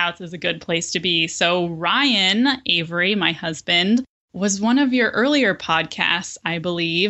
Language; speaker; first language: English; native; English